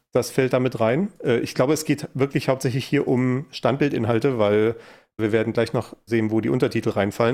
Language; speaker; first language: German; native; German